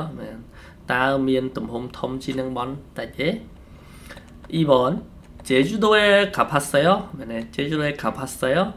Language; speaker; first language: Korean; non-native, fluent; Khmer